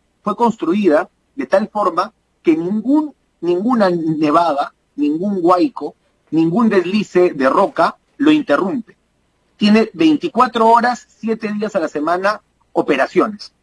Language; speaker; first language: Spanish; native; Spanish